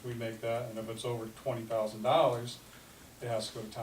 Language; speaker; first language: English; native; English